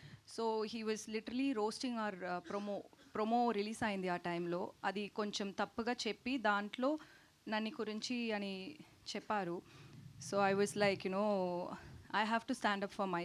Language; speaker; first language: Telugu; non-native, learner; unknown